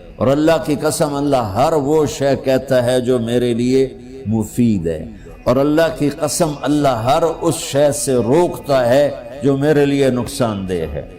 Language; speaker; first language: Urdu; non-native, local second language; Punjabi